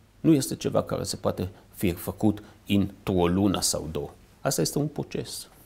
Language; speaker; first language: Romanian; non-native, fluent; Hebrew